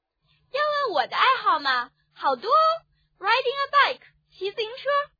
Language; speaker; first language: Chinese; native; Chinese